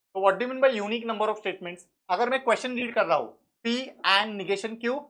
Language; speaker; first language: Hindi; non-native, local second language; Marathi